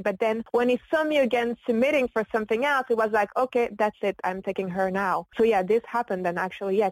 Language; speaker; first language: English; non-native, fluent; French